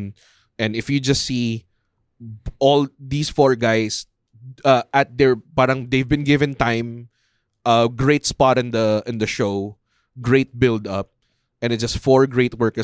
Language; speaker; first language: English; non-native, local second language; Filipino